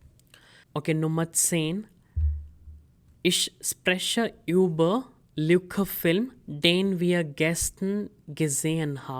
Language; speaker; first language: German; non-native, fluent; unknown